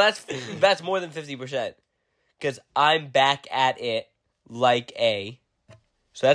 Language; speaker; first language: English; native; English